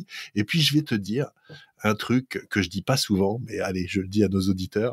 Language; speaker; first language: French; native; French